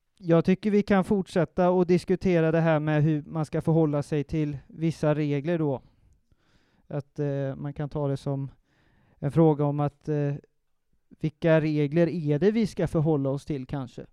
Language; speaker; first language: Swedish; native; Swedish